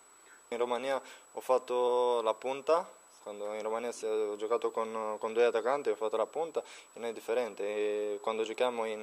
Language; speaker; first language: Italian; non-native, learner; Romanian